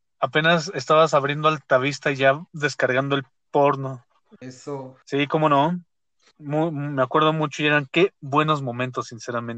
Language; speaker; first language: Spanish; native; Spanish